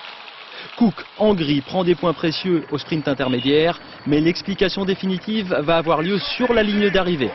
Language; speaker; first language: French; native; French